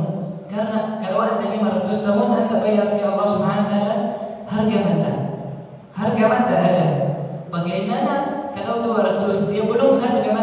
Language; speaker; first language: Indonesian; non-native, learner; Arabic